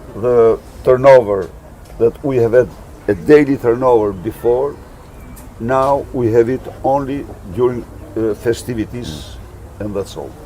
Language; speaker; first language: English; non-native, learner; Albanian